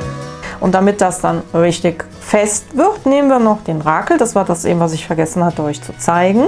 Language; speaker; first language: German; native; German